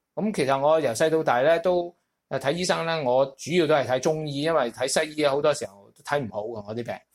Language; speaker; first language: Cantonese; native; Cantonese